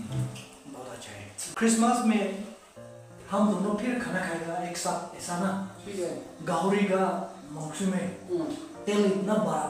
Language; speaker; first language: Hindi; non-native, local second language; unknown